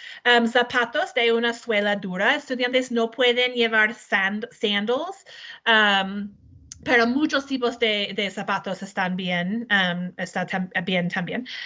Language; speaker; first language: Spanish; non-native, learner; English